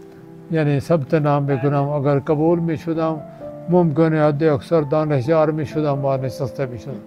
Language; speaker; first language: Persian; non-native, fluent; Urdu